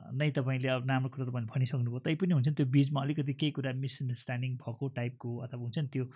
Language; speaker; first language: Nepali; non-native, local second language; Eastern Tamang